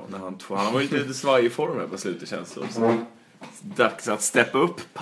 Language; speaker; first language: Swedish; native; Swedish